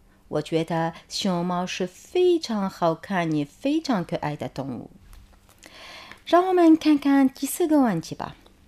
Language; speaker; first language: Chinese; non-native, fluent; Arabic